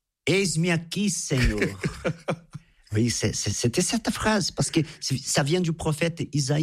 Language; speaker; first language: French; non-native, fluent; Portuguese